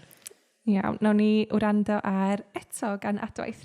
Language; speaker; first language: Welsh; native; Welsh